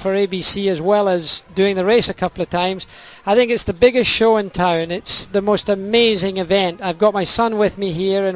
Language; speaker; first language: English; native; English